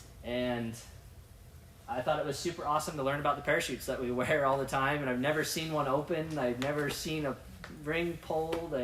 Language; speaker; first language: English; native; English